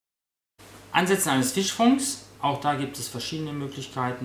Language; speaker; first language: German; native; German